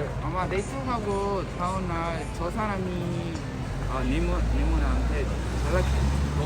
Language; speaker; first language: Korean; non-native, learner; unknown